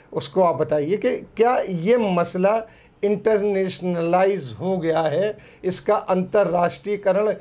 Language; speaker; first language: Urdu; native; Urdu